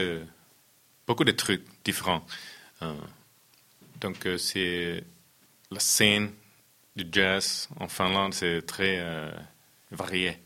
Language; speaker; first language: French; non-native, fluent; Finnish